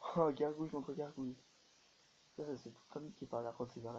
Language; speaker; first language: French; native; French